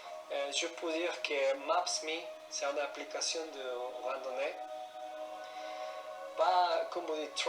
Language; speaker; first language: French; non-native, learner; Spanish